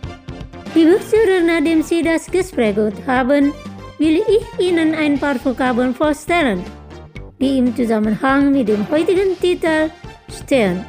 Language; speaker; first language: German; non-native, fluent; Indonesian